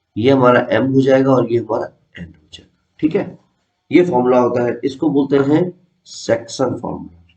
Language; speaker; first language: Hindi; native; Hindi